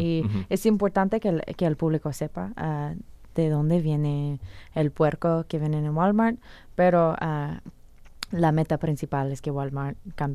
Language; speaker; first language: Spanish; non-native, fluent; English